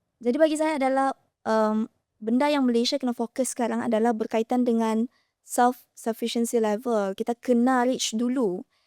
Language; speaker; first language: Malay; native; Malay